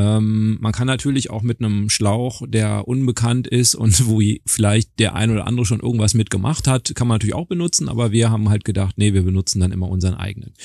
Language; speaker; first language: German; native; German